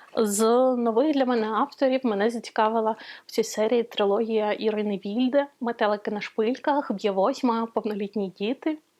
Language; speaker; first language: Ukrainian; non-native, local second language; Russian